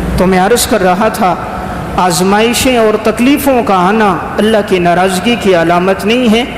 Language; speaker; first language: Urdu; native; Urdu